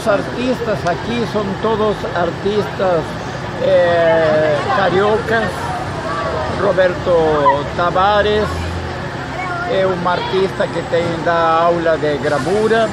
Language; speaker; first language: Portuguese; non-native, fluent; Spanish